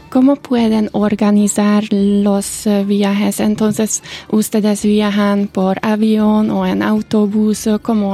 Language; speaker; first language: Spanish; non-native, fluent; Hungarian